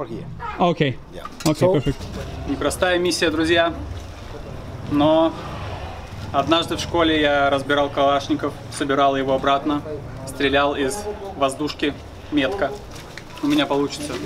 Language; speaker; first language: Russian; native; Russian